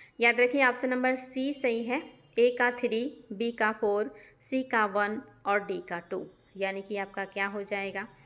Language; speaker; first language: Hindi; native; Hindi